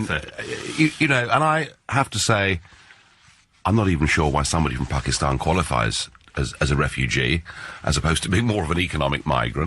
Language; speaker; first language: English; native; English